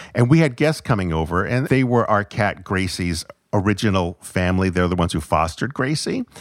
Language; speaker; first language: English; native; English